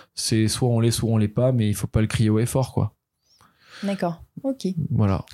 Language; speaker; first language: French; native; French